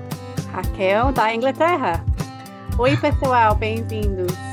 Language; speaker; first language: Portuguese; non-native, fluent; English